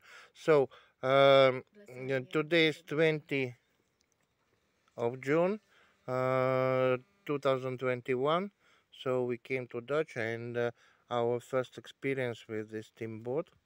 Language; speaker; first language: English; non-native, learner; Russian